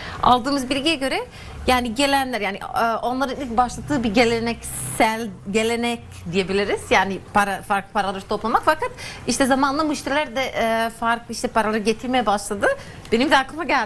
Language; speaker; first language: Turkish; non-native, fluent; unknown